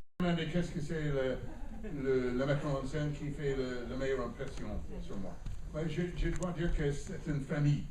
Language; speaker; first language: French; non-native, learner; English